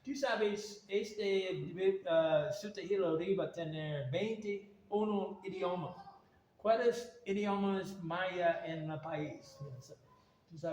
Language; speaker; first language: Spanish; non-native, learner; English